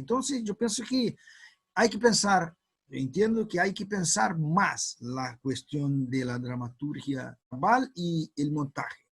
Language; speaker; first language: Spanish; non-native, fluent; Portuguese